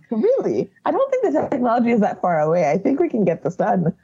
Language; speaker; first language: English; non-native, local second language; Yoruba